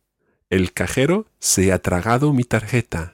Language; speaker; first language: Spanish; non-native, fluent; English